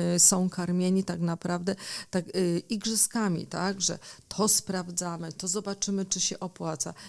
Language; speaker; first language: Polish; native; Polish